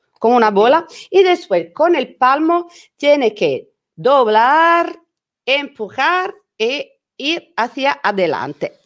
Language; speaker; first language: Spanish; non-native, learner; Italian